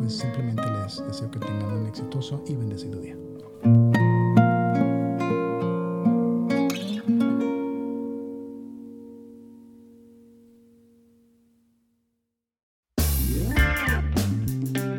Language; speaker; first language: English; non-native, fluent; Spanish